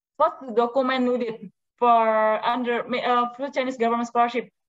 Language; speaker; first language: English; non-native, learner; Indonesian